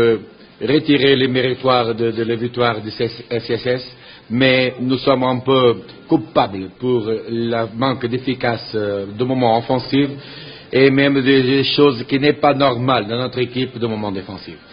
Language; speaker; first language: French; non-native, learner; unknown